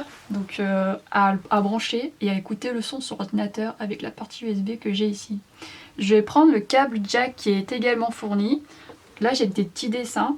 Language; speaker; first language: French; native; French